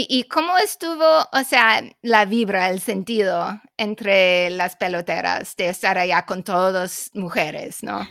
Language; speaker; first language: Spanish; non-native, fluent; English